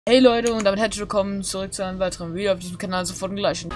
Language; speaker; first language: German; native; German